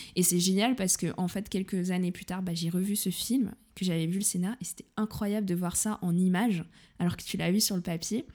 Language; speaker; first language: French; native; French